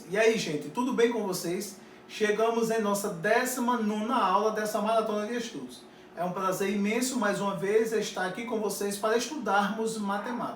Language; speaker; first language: Portuguese; native; Portuguese